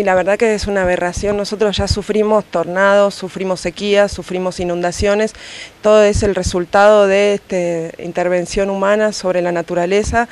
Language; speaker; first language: Spanish; native; Spanish